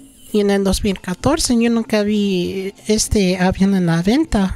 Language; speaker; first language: Spanish; early bilingual, heritage; Spanish